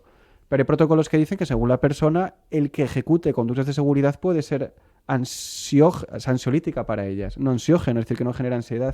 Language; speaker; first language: Spanish; non-native, local second language; Catalan